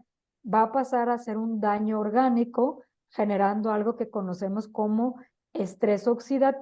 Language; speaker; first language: Spanish; native; Spanish